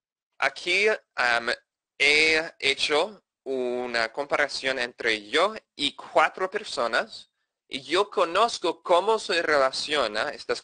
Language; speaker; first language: Spanish; non-native, fluent; English